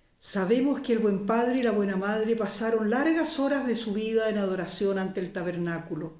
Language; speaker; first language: Spanish; native; Spanish